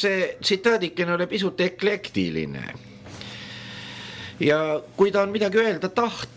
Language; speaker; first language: Estonian; native; Estonian